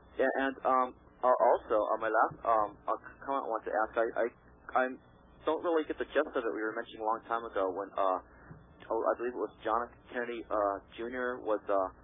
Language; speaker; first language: English; native; English